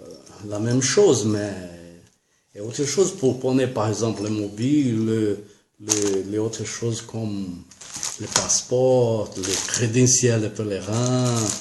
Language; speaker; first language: French; non-native, learner; Portuguese